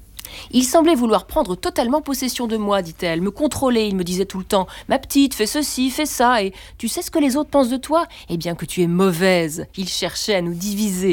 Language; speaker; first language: French; native; French